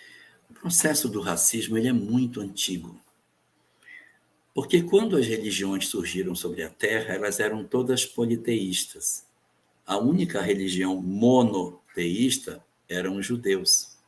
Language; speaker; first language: Portuguese; native; Portuguese